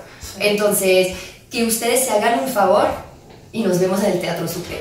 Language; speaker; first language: Spanish; non-native, fluent; French